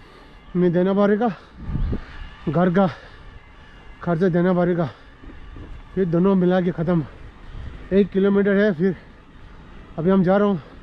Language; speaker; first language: Hindi; non-native, learner; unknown